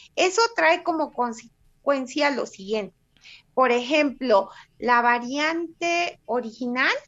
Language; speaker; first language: Spanish; non-native, fluent; Russian